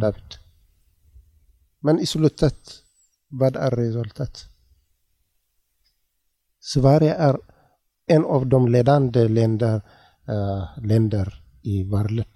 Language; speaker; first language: Swedish; non-native, learner; Tigrinya